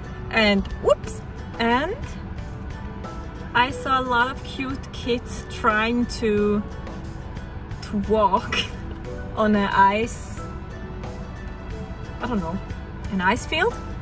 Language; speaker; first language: English; non-native, fluent; German